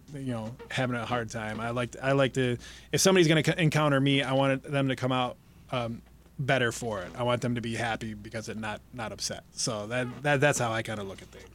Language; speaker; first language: English; native; English